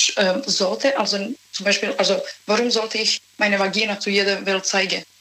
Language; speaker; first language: German; non-native, learner; Serbian